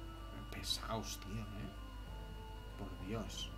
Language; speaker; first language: Spanish; native; Spanish